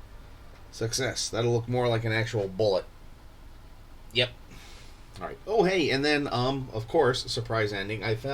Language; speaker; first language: English; native; English